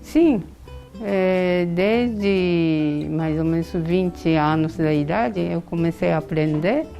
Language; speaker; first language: Portuguese; non-native, learner; Japanese